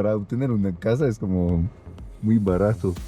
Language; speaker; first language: Spanish; non-native, learner; French